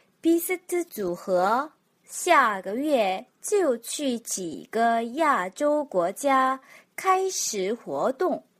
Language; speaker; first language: Chinese; non-native, fluent; Korean